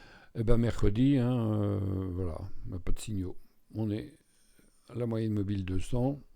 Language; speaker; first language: French; native; French